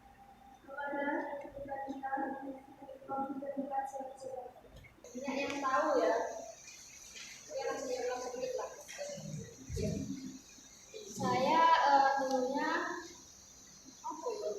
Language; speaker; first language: Indonesian; non-native, local second language; Javanese